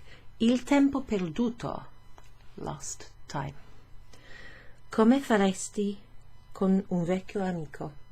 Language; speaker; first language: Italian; non-native, fluent; English